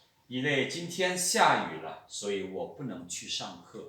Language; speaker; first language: Chinese; non-native, fluent; Lao